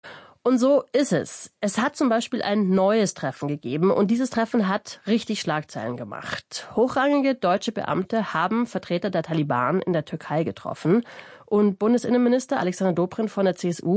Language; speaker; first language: German; native; German